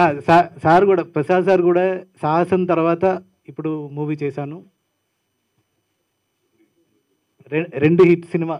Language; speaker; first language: Telugu; non-native, learner; Malayalam